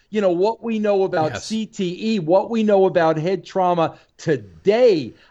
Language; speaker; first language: English; native; English